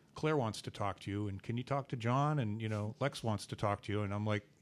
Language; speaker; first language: English; native; English